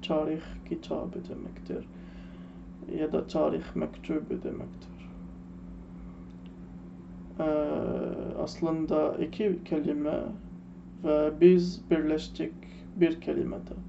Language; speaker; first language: Turkish; non-native, learner; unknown